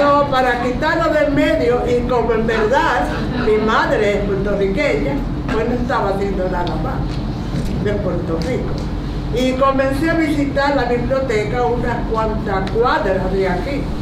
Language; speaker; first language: Spanish; native; Spanish